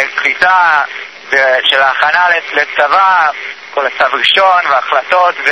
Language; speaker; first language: Hebrew; non-native, fluent; English